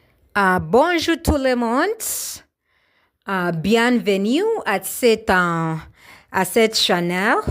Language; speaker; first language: French; non-native, learner; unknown